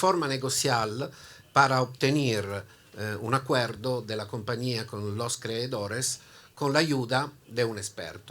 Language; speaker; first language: Spanish; non-native, learner; Italian